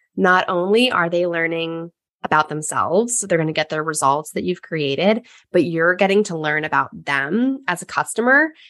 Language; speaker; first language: English; native; English